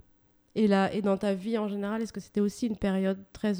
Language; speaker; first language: French; native; French